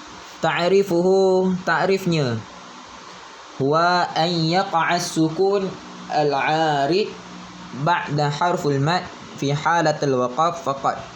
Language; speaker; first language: Arabic; non-native, learner; Malay